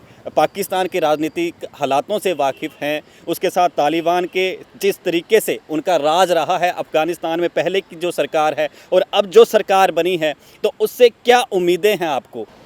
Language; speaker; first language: Hindi; native; Hindi